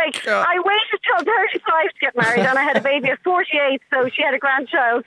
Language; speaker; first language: English; native; English